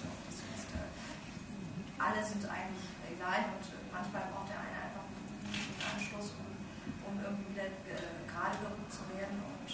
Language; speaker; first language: German; native; German